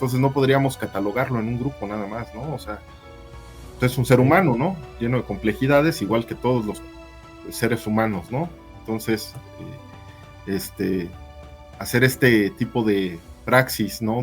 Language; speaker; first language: Spanish; native; Spanish